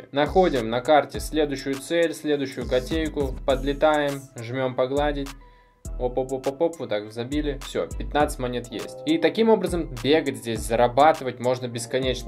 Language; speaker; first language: Russian; native; Russian